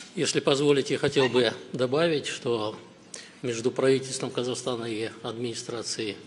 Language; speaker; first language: Russian; non-native, local second language; Kazakh